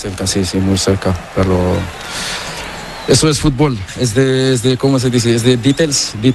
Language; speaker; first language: Spanish; non-native, learner; Portuguese